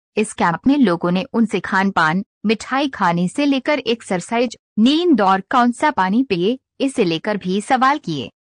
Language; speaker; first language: Hindi; native; Hindi